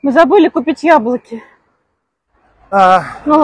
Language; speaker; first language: Russian; native; Russian